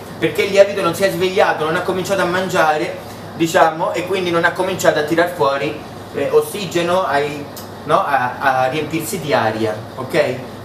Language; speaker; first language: Italian; early bilingual, heritage; Italian